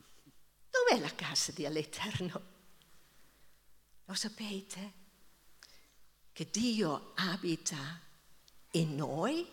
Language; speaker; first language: Italian; non-native, fluent; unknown